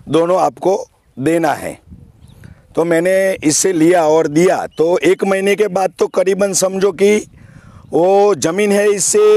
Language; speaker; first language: Hindi; non-native, local second language; Gujarati